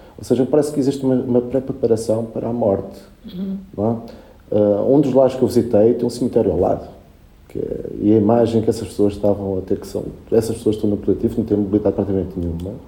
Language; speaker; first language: Portuguese; early bilingual, other home language; Spanish